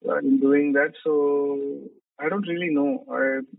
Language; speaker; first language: English; non-native, local second language; Tamil